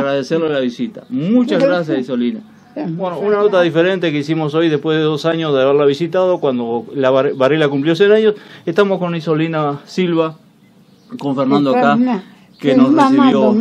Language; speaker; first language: Spanish; native; Spanish